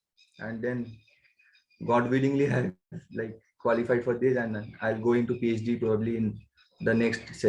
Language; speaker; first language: English; non-native, local second language; Bangla